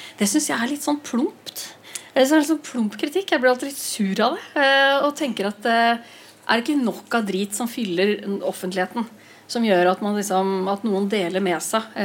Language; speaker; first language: Norwegian; native; Norwegian